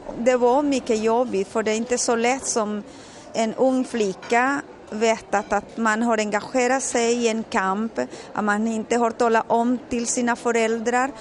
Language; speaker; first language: Swedish; non-native, fluent; Spanish